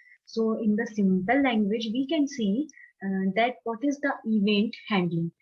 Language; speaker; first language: English; non-native, local second language; Hindi